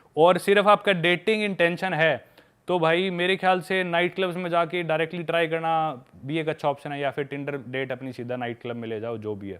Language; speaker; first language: Hindi; non-native, local second language; Punjabi